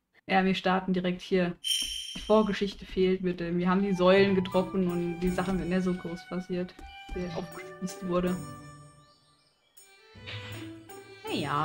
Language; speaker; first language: German; native; German